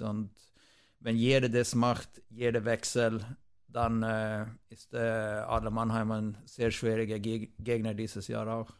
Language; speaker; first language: German; non-native, fluent; Swedish